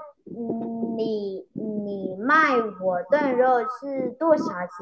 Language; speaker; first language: Chinese; non-native, learner; Vietnamese